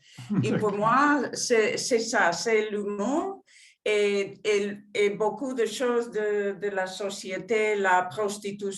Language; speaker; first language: French; non-native, fluent; Spanish